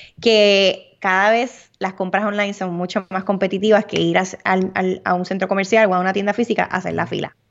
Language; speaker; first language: Spanish; early bilingual, heritage; Spanish